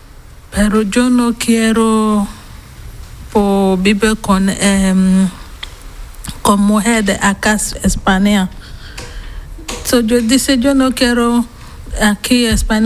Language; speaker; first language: Spanish; non-native, learner; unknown